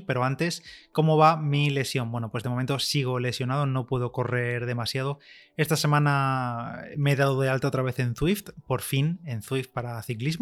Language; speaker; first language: Spanish; native; Spanish